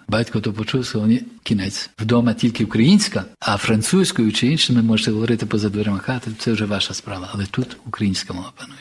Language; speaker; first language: Ukrainian; early bilingual, heritage; Ukrainian